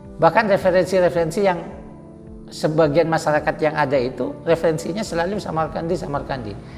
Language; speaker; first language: Indonesian; non-native, local second language; Madurese